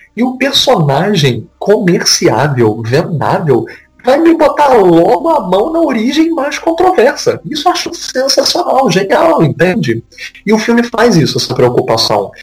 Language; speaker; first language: Portuguese; native; Portuguese